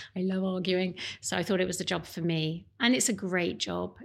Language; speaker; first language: English; native; English